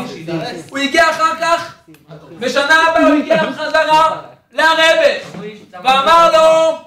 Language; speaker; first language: Hebrew; non-native, fluent; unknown